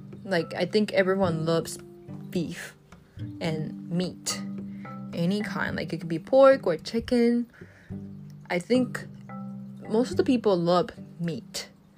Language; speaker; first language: English; non-native, fluent; Japanese